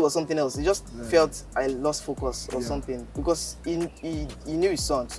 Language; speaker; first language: English; non-native, local second language; Yoruba